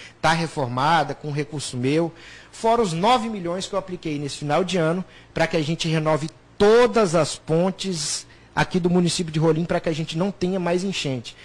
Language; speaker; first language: Portuguese; native; Portuguese